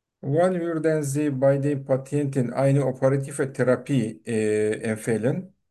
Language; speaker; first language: German; non-native, learner; Turkish